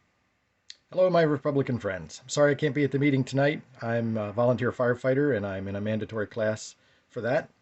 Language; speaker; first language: English; native; English